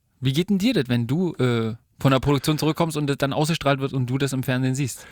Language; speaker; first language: German; native; German